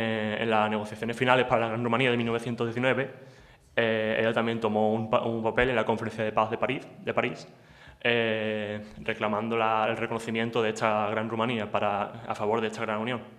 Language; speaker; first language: Spanish; native; Spanish